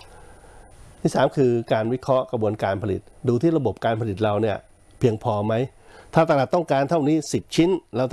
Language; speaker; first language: Thai; native; Thai